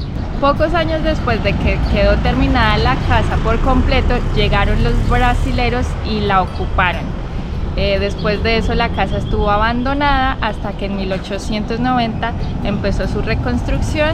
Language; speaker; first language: Spanish; native; Spanish